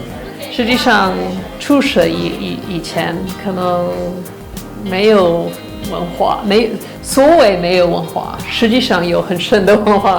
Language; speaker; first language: Chinese; non-native, fluent; English